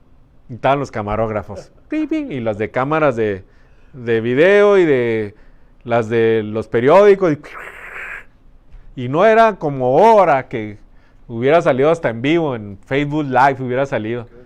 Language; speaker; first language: Spanish; native; Spanish